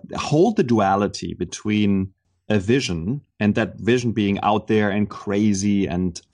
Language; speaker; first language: English; non-native, fluent; German